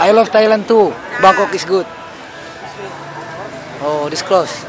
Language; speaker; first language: English; non-native, learner; Indonesian